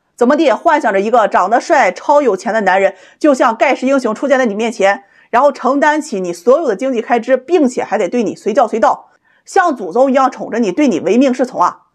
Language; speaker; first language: Chinese; native; Chinese